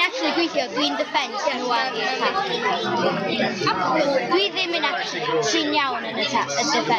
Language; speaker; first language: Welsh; non-native, local second language; English